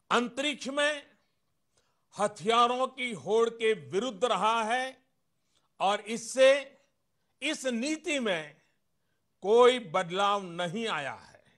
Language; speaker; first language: Hindi; non-native, local second language; Gujarati